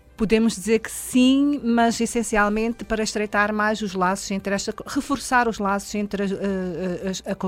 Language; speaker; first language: Portuguese; native; Portuguese